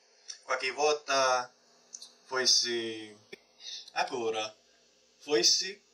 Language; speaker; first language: Italian; non-native, learner; English